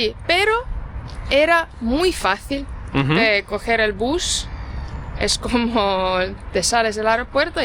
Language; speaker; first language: Spanish; non-native, fluent; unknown